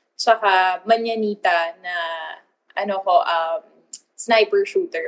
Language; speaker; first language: Filipino; native; Filipino